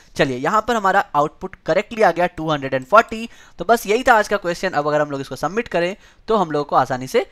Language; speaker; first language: Hindi; native; Hindi